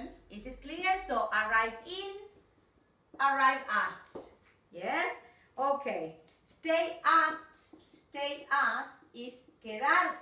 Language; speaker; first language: English; non-native, fluent; Spanish